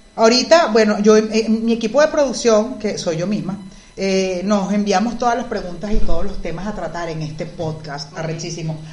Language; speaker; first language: Spanish; native; Spanish